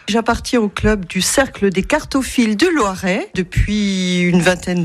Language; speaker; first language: French; native; French